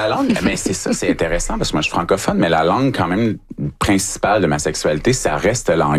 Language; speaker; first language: French; native; French